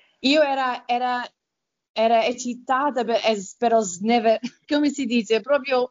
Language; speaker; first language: Italian; early bilingual, heritage; Italian